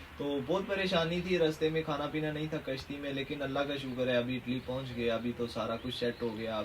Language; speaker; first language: Urdu; non-native, local second language; Punjabi